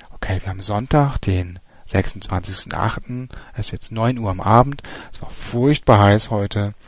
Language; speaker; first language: German; native; German